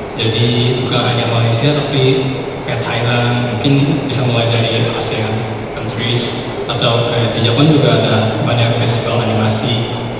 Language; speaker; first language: Indonesian; non-native, fluent; Japanese